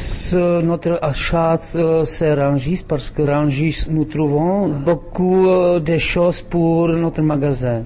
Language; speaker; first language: French; non-native, learner; Czech